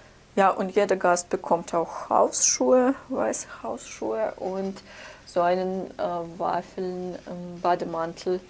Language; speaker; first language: German; non-native, fluent; Russian